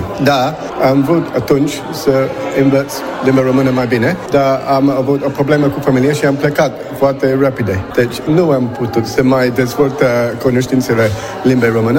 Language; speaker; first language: Romanian; non-native, learner; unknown